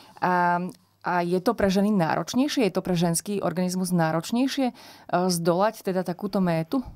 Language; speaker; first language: Slovak; native; Slovak